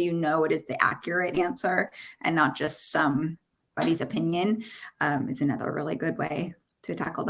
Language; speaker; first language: English; native; English